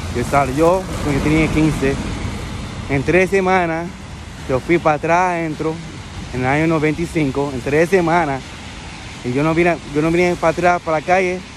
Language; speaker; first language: Spanish; early bilingual, heritage; Spanish